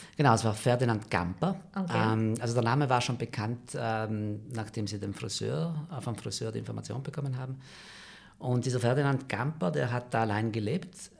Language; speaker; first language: German; native; German